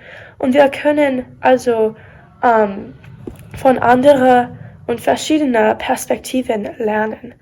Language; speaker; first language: German; non-native, learner; English